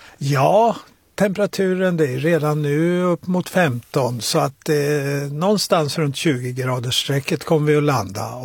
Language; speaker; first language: Swedish; native; Swedish